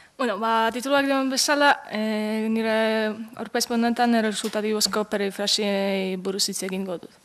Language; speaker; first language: Basque; non-native, fluent; Polish